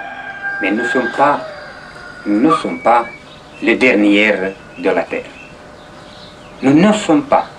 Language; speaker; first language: French; non-native, learner; Romanian